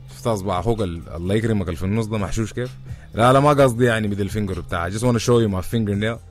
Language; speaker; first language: Arabic; early bilingual, heritage; Arabic